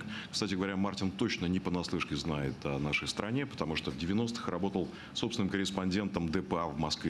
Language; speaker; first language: Russian; native; Russian